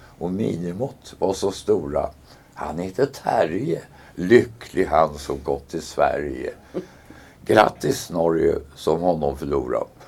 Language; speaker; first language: Swedish; native; Swedish